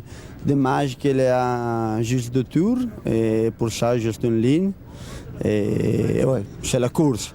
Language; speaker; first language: French; non-native, learner; Italian